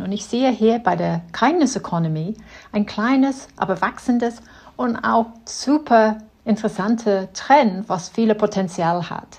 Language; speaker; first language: German; non-native, fluent; English